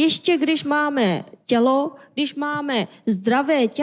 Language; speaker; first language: Czech; non-native, fluent; Korean